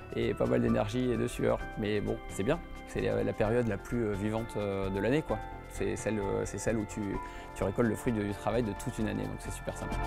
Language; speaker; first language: French; native; French